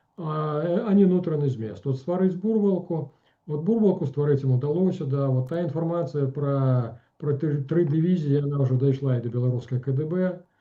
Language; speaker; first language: Belarusian; non-native, local second language; Russian